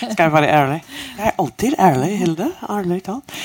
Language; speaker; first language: Norwegian; non-native, fluent; English